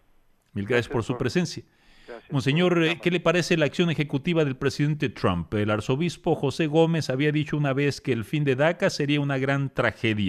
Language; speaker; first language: Spanish; native; Spanish